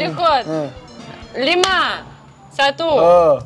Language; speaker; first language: Indonesian; non-native, learner; Russian